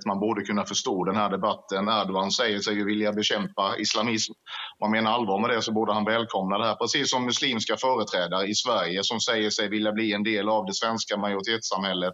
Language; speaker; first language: Swedish; native; Swedish